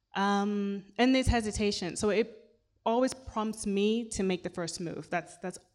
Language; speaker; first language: English; non-native, local second language; Swahili